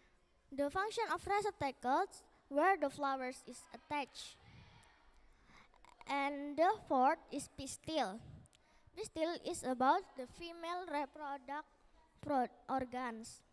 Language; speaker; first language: English; non-native, learner; Indonesian